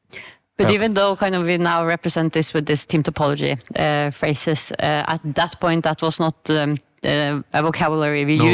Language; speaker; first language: English; non-native, fluent; Norwegian